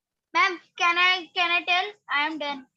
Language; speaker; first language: English; non-native, learner; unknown